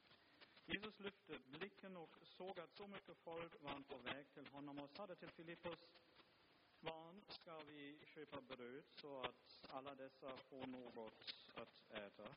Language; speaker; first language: Swedish; non-native, fluent; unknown